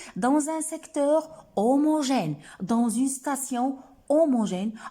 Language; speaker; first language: French; non-native, local second language; Arabic